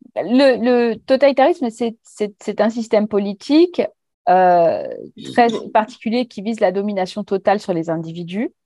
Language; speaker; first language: French; native; French